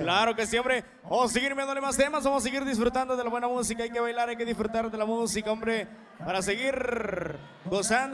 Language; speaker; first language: Spanish; native; Spanish